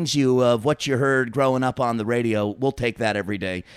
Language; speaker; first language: English; native; English